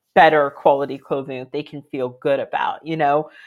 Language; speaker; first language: English; native; English